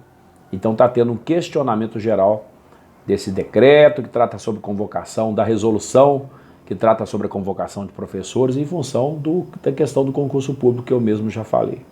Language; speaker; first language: Portuguese; native; Portuguese